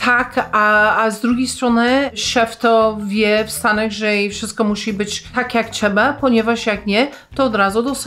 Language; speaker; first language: Polish; non-native, fluent; English